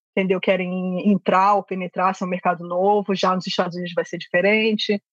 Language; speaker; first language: Portuguese; native; Portuguese